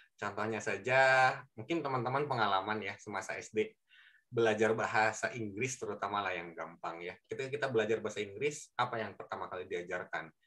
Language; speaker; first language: Indonesian; native; Indonesian